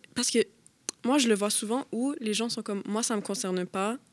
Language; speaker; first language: French; native; French